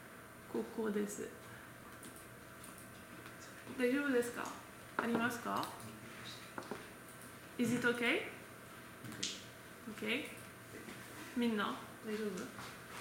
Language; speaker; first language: Japanese; non-native, learner; French